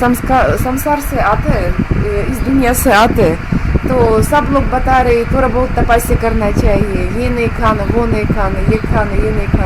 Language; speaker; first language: Hindi; non-native, fluent; Russian